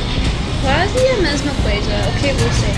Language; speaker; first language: Portuguese; non-native, learner; English